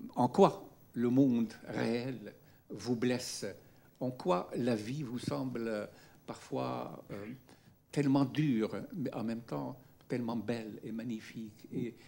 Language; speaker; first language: French; non-native, local second language; Arabic